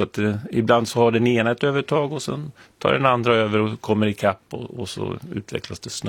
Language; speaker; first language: Swedish; native; Swedish